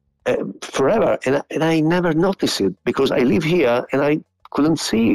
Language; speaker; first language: English; non-native, fluent; Italian